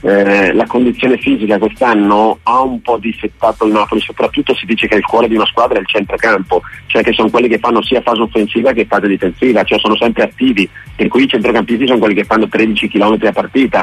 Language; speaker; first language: Italian; native; Italian